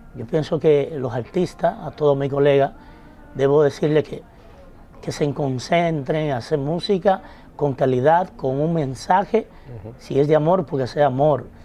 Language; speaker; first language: Spanish; native; Spanish